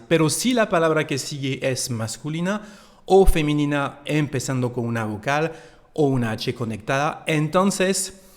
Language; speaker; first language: Spanish; non-native, fluent; French